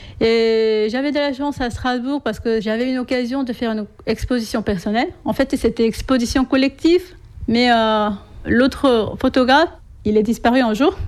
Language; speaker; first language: French; non-native, fluent; Korean